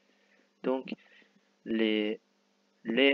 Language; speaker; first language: French; non-native, fluent; Japanese